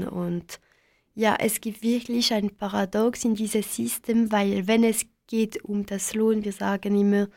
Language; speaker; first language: German; non-native, local second language; French